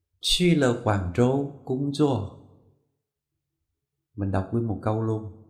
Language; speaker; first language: Chinese; non-native, fluent; Vietnamese